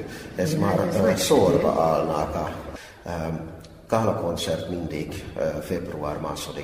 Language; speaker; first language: Hungarian; non-native, fluent; Finnish